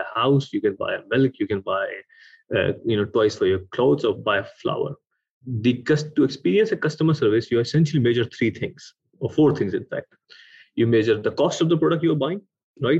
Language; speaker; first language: English; non-native, local second language; Urdu